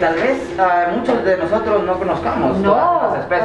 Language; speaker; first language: Spanish; native; Spanish